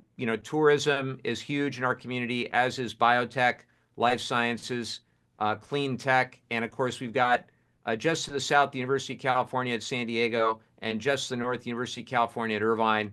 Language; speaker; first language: English; native; English